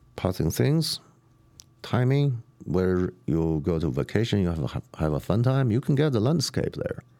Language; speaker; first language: English; non-native, learner; Chinese